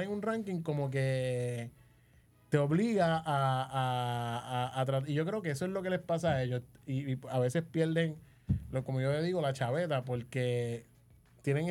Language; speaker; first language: Spanish; native; Spanish